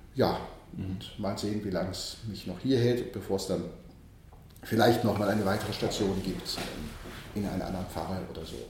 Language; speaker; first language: German; native; German